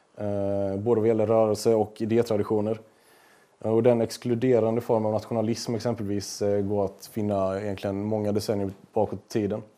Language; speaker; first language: Swedish; native; Swedish